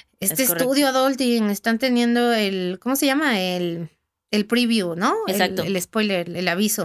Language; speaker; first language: Spanish; native; Spanish